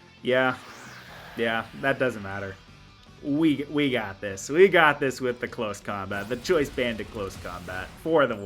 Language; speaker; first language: English; native; English